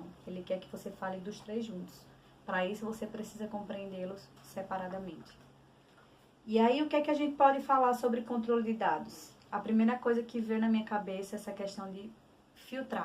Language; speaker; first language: Portuguese; native; Portuguese